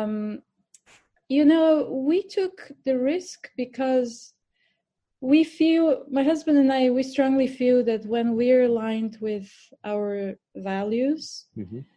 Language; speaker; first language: English; non-native, fluent; Bulgarian